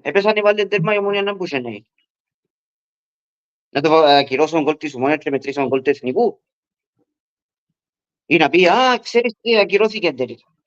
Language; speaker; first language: Greek; early bilingual, heritage; Greek